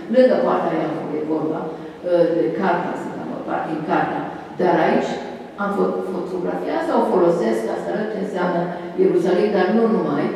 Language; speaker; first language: Romanian; early bilingual, other home language; Hebrew